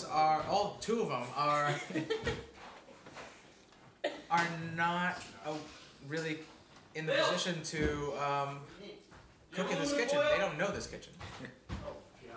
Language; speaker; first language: English; non-native, local second language; Filipino